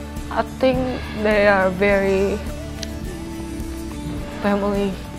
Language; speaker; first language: English; non-native, fluent; Indonesian